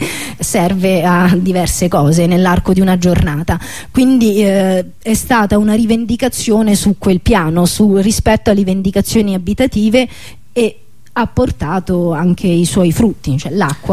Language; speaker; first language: Italian; native; Italian